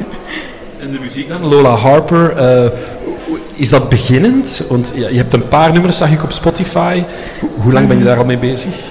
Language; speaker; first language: Dutch; native; Dutch